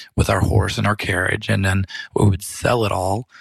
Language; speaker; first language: English; early bilingual, other home language; Romanian